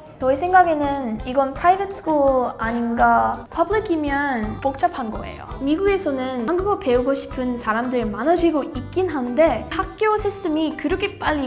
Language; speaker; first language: Korean; non-native, learner; English